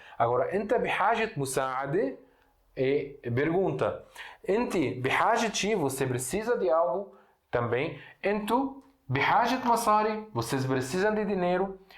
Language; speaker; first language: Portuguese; non-native, fluent; Arabic